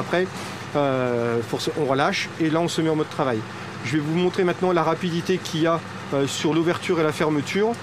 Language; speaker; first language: French; native; French